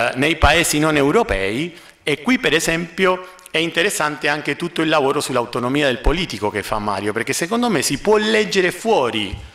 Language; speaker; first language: Italian; non-native, fluent; Spanish